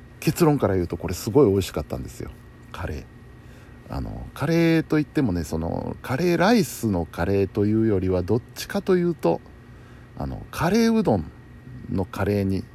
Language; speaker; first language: Japanese; native; Japanese